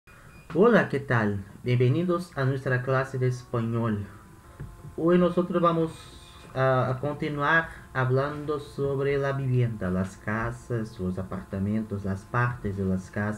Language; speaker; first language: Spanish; non-native, fluent; Portuguese